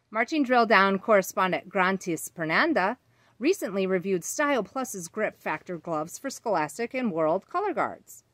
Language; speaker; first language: English; native; English